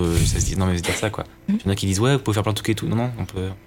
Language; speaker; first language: French; native; French